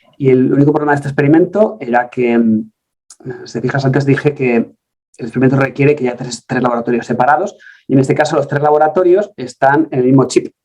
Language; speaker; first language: Spanish; native; Spanish